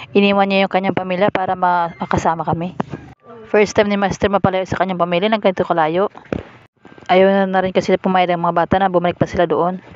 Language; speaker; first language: Filipino; non-native, local second language; Hiligaynon